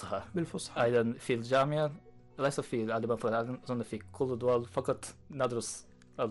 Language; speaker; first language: Arabic; non-native, learner; Japanese